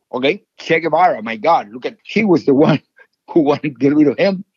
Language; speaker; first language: English; non-native, fluent; Spanish